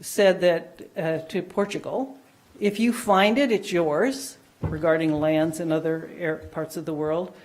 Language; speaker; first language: English; non-native, fluent; Dutch